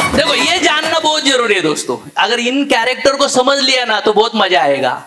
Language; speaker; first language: Hindi; non-native, local second language; Marathi